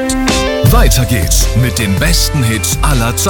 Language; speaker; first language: German; native; German